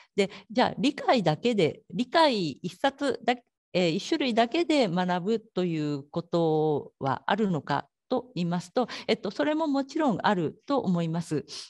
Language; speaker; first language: Japanese; native; Japanese